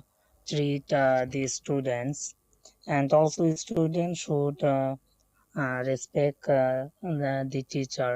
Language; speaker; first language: English; non-native, learner; Bangla